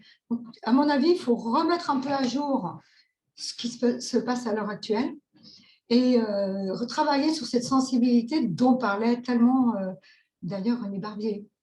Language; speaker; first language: French; native; French